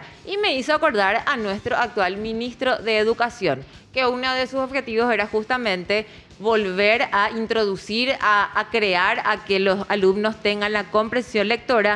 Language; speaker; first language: Spanish; native; Spanish